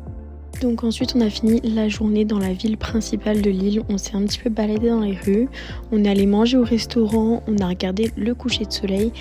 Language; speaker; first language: French; native; French